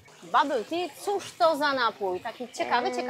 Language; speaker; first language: Polish; native; Polish